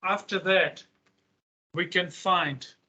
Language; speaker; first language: English; non-native, fluent; Russian